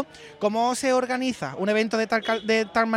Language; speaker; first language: Spanish; native; Spanish